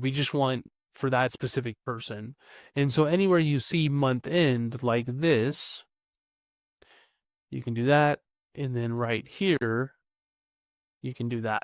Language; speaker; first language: English; native; English